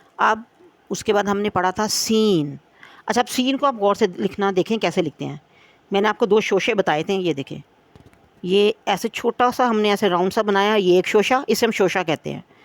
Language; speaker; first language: Urdu; native; Urdu